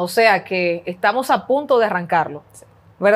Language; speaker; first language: Spanish; native; Spanish